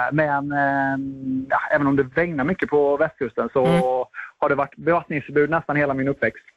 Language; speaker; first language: Swedish; native; Swedish